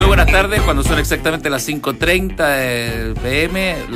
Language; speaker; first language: Spanish; native; Spanish